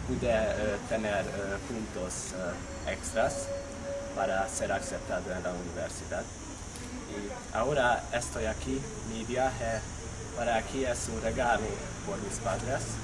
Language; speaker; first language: Spanish; non-native, learner; Hungarian